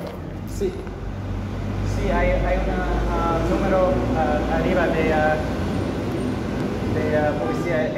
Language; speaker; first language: Spanish; non-native, learner; English